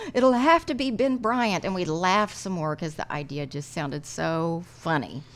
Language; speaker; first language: English; native; English